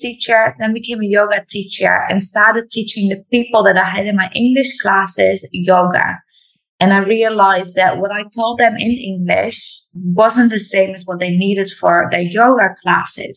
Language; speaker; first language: English; non-native, fluent; Dutch